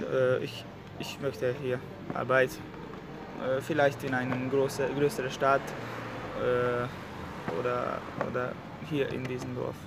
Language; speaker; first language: German; non-native, learner; Hungarian